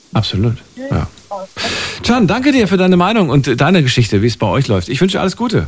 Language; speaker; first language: German; native; German